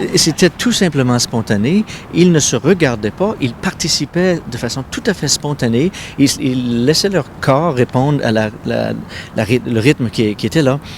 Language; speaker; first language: French; non-native, local second language; English